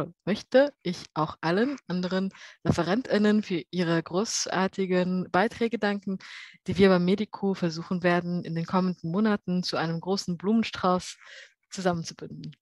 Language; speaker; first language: German; native; German